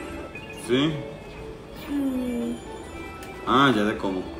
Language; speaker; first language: Spanish; native; Spanish